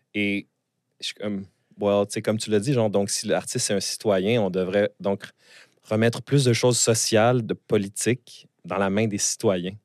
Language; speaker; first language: French; native; French